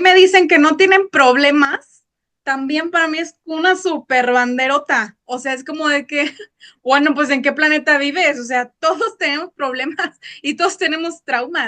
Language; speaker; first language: Spanish; native; Spanish